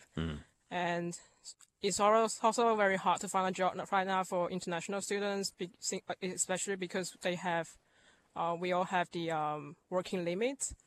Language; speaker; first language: English; non-native, fluent; Chinese